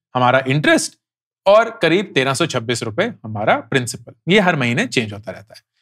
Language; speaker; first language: Hindi; native; Hindi